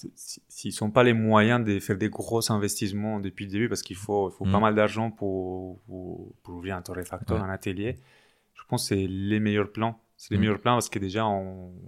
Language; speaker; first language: French; non-native, fluent; Spanish